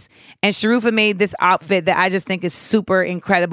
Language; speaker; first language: English; native; English